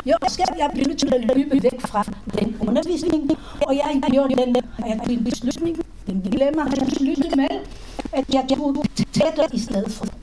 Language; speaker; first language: Danish; non-native, fluent; Hebrew